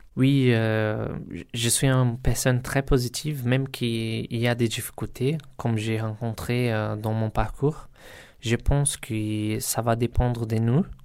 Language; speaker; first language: French; non-native, learner; Portuguese